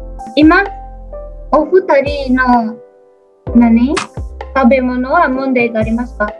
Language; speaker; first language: Japanese; non-native, learner; Indonesian